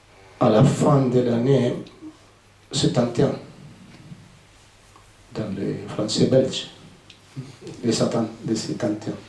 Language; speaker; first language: French; non-native, fluent; Spanish